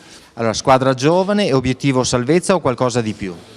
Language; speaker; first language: Italian; native; Italian